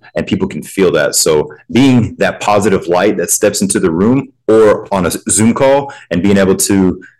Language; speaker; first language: English; native; English